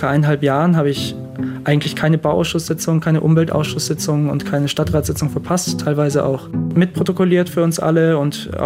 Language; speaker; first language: German; native; German